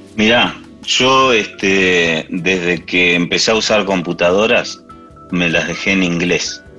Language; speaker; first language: Spanish; early bilingual, other home language; English